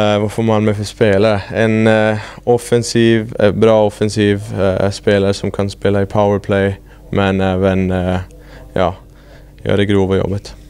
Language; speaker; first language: Swedish; non-native, fluent; German